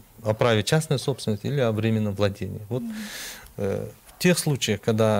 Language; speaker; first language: Russian; non-native, local second language; Kyrgyz